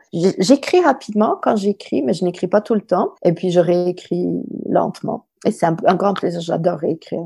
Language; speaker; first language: French; non-native, local second language; English